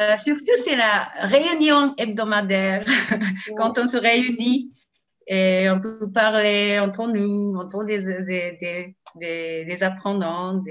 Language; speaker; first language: French; non-native, learner; Japanese